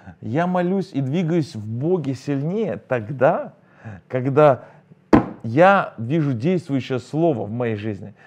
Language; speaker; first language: Russian; native; Russian